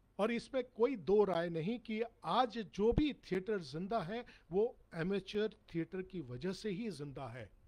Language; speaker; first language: Hindi; non-native, local second language; Bangla